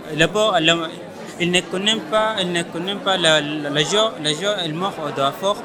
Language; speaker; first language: French; non-native, fluent; Arabic